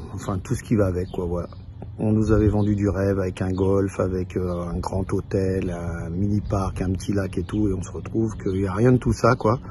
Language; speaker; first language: French; native; French